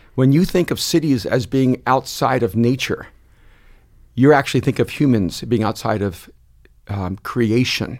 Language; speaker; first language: English; early bilingual, other home language; Spanish